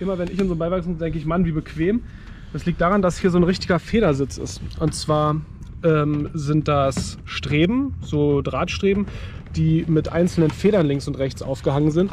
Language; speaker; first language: German; native; German